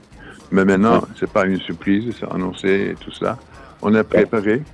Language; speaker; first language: French; non-native, fluent; Dutch